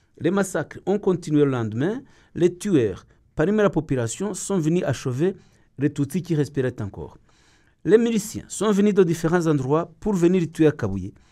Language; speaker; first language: French; non-native, local second language; Kinyarwanda